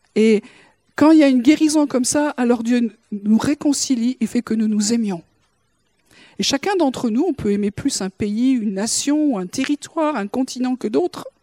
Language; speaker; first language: French; native; French